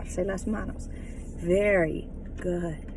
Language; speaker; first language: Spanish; non-native, fluent; English